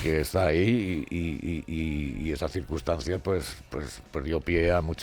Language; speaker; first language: Spanish; native; Spanish